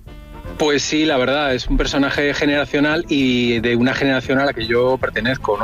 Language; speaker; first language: Spanish; native; Spanish